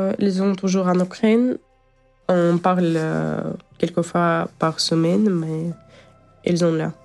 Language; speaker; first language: French; non-native, learner; Ukrainian